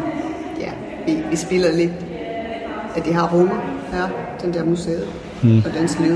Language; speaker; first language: Danish; non-native, fluent; Finnish